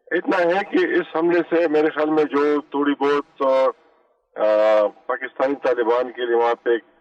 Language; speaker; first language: Hindi; non-native, local second language; Pashto